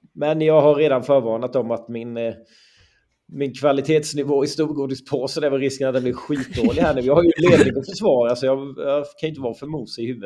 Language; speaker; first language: Swedish; native; Swedish